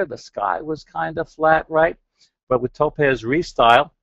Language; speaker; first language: English; native; English